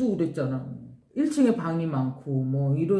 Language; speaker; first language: Korean; native; Korean